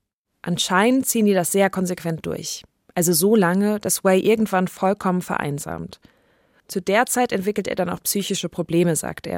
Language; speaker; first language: German; native; German